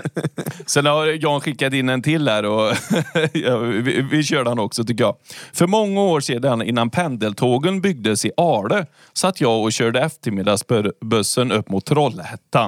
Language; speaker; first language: Swedish; native; Swedish